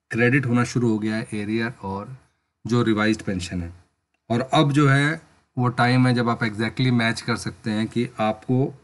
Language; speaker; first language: Hindi; native; Hindi